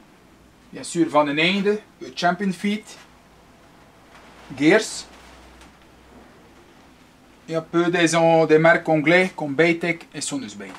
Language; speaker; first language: French; non-native, local second language; Dutch